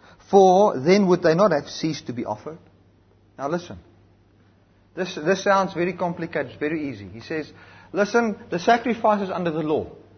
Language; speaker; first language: English; non-native, local second language; Afrikaans